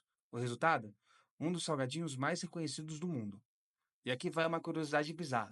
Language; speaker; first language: Portuguese; native; Portuguese